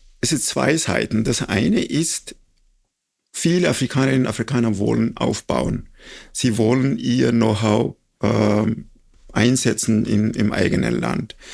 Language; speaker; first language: German; non-native, fluent; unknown